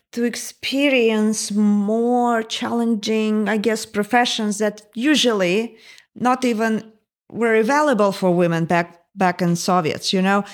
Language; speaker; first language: English; non-native, fluent; Russian